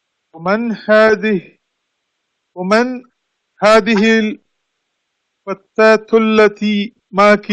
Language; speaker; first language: Arabic; non-native, learner; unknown